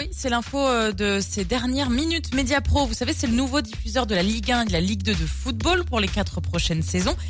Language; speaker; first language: French; native; French